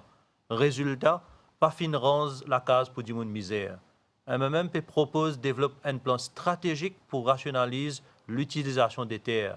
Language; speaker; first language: French; non-native, local second language; Morisyen